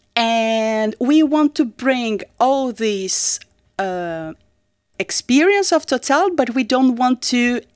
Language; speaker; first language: English; non-native, fluent; Portuguese